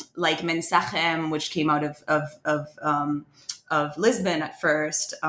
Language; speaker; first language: English; non-native, fluent; French